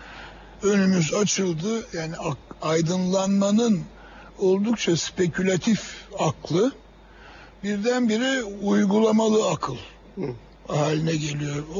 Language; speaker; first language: Turkish; native; Turkish